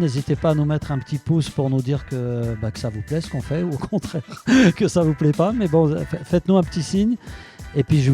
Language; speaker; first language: French; native; French